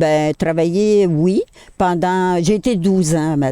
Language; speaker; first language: French; native; French